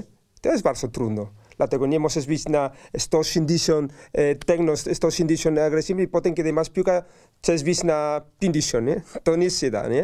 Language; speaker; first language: Polish; non-native, learner; Spanish